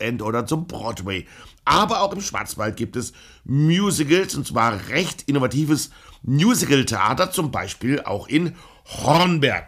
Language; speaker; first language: German; native; German